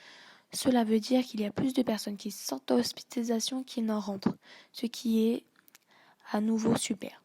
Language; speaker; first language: French; native; French